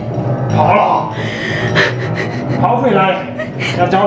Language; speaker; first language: Chinese; non-native, fluent; Danish